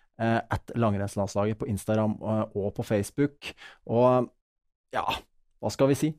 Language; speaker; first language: Norwegian; native; Norwegian